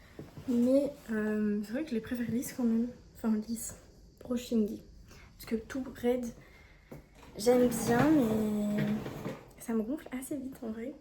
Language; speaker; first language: French; native; French